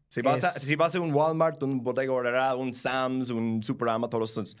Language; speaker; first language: Spanish; non-native, fluent; English